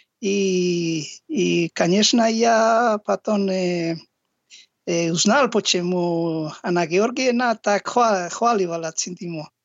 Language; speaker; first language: Russian; non-native, learner; Basque